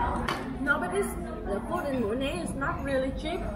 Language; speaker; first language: English; non-native, learner; Vietnamese